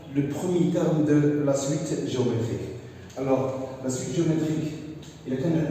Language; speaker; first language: French; non-native, local second language; Arabic